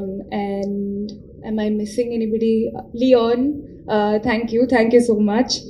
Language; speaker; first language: English; non-native, local second language; Malayalam